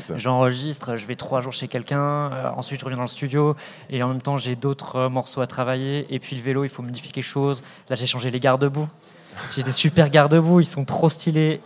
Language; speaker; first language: French; native; French